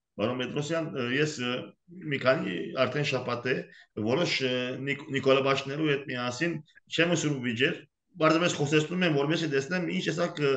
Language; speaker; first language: Armenian; early bilingual, heritage; Armenian